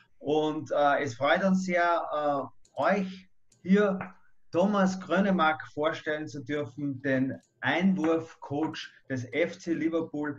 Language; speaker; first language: German; native; German